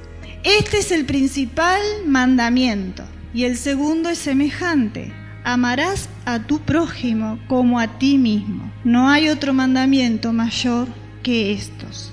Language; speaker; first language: Spanish; native; Spanish